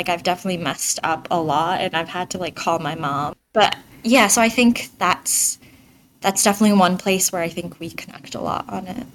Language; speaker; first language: English; early bilingual, other home language; Bangla